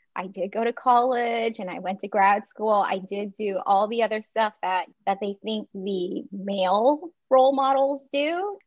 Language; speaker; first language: English; non-native, fluent; Chinese